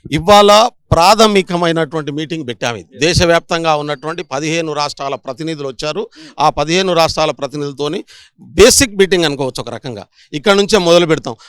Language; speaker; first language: Telugu; non-native, local second language; Lambadi